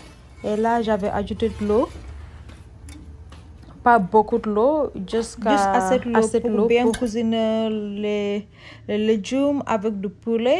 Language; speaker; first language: French; non-native, learner; Soninke